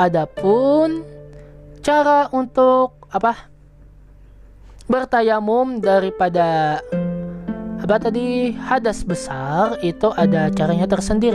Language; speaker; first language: Indonesian; native; Indonesian